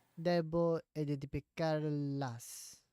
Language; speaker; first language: Spanish; non-native, learner; English